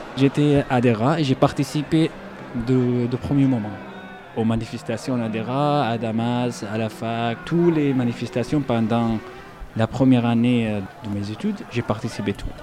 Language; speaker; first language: French; non-native, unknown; Arabic